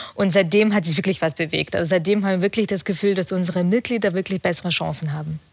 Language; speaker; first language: German; early bilingual, other home language; Russian